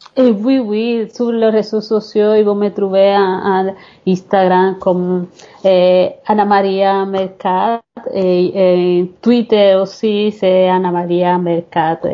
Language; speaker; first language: French; non-native, fluent; Spanish